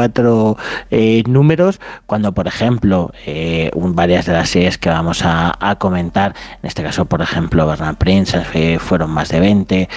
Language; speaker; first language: Spanish; native; Spanish